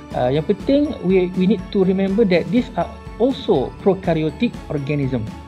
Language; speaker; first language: English; non-native, local second language; Malay